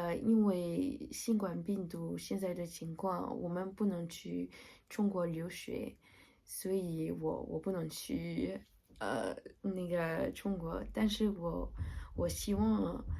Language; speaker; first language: Chinese; non-native, learner; French